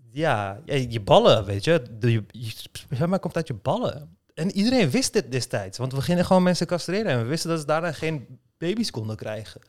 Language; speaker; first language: Dutch; early bilingual, other home language; Turkish